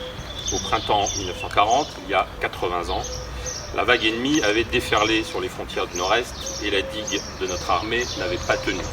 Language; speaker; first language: French; native; French